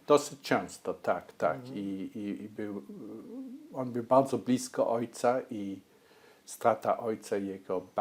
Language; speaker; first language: Polish; early bilingual, heritage; Polish